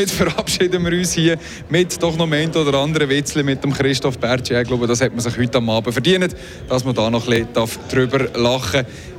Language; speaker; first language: German; native; German